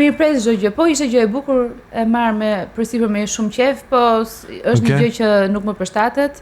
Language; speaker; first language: Albanian; native; Albanian